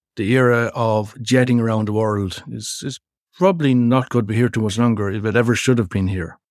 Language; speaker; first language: English; native; English